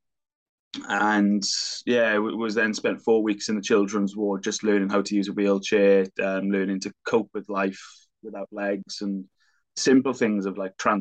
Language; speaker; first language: English; native; English